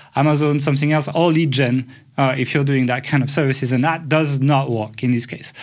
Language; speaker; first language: English; non-native, fluent; French